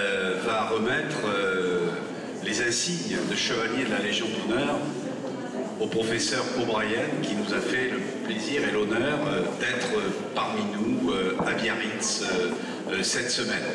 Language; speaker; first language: French; native; French